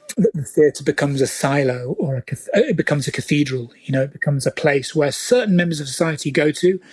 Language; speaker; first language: English; native; English